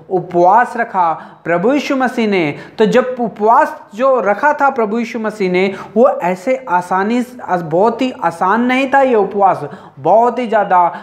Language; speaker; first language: Hindi; non-native, local second language; Telugu